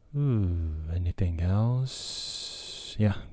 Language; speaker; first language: English; non-native, fluent; Japanese